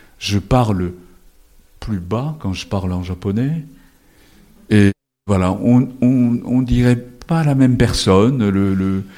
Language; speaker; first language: French; non-native, fluent; Japanese